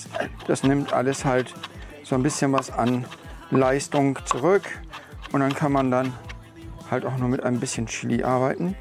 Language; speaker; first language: German; native; German